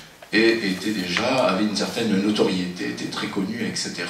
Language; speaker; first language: French; native; French